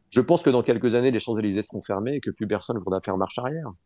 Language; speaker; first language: French; native; French